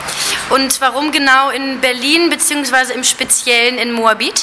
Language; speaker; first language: German; non-native, learner; Spanish